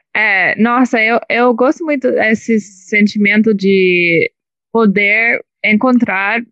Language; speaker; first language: Portuguese; non-native, learner; English